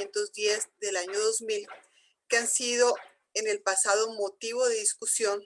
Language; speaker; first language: Spanish; native; Spanish